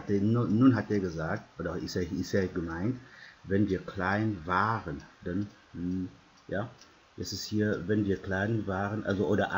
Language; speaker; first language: German; non-native, fluent; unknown